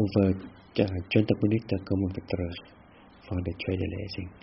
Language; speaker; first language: Dutch; non-native, fluent; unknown